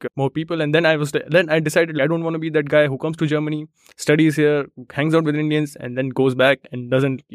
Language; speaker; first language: English; non-native, local second language; Hindi